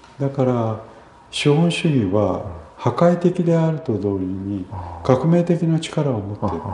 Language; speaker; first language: Japanese; early bilingual, other home language; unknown